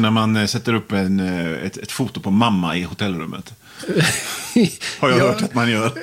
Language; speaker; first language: Swedish; native; Swedish